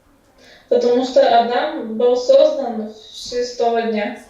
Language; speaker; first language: Russian; non-native, fluent; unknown